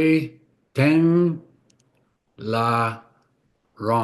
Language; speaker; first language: Vietnamese; non-native, learner; English